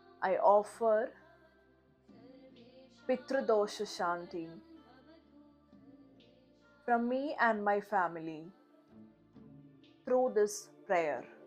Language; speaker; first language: English; non-native, local second language; Malayalam